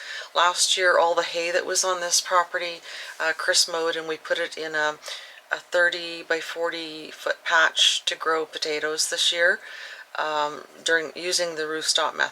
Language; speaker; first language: English; native; English